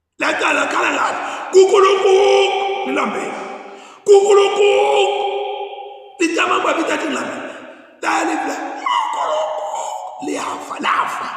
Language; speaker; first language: Zulu; non-native, local second language; Swati